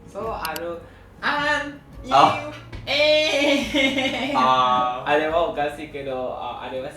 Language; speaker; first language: Japanese; non-native, learner; Vietnamese